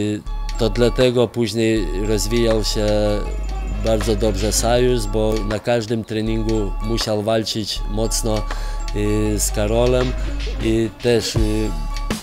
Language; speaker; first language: Polish; non-native, fluent; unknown